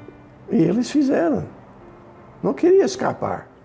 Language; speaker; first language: Portuguese; non-native, fluent; English